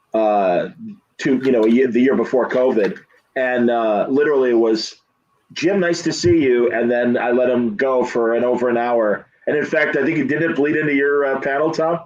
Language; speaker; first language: English; native; English